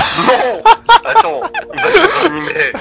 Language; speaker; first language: French; native; French